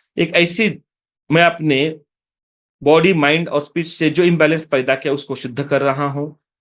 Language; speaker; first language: Hindi; non-native, local second language; Marathi